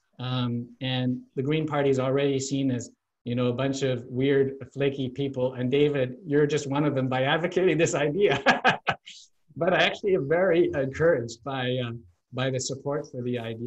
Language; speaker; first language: English; native; English